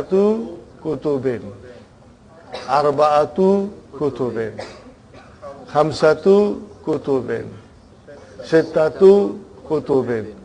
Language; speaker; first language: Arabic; non-native, fluent; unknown